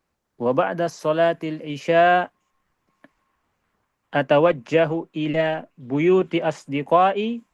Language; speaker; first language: Arabic; non-native, learner; Indonesian